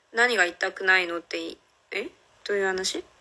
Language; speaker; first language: Japanese; non-native, fluent; Korean